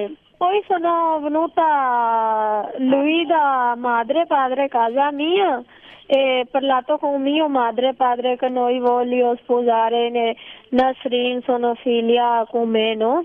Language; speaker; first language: Italian; non-native, learner; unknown